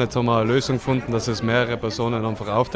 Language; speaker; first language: German; native; German